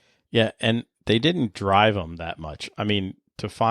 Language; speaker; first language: English; native; English